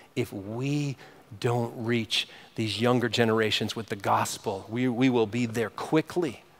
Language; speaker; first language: English; native; English